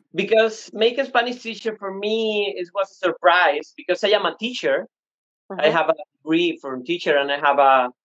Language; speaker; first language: English; non-native, learner; Spanish